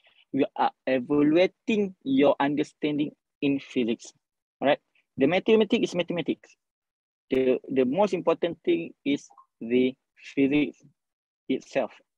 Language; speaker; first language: English; non-native, local second language; Malay